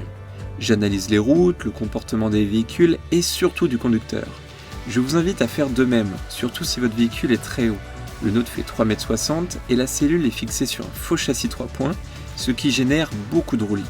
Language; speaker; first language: French; native; French